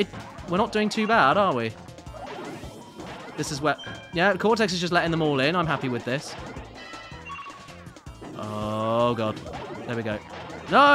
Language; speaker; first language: English; native; English